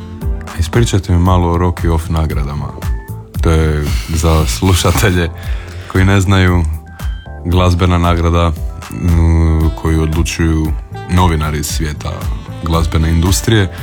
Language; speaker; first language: Serbian; native; Serbian